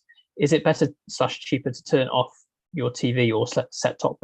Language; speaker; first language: English; native; English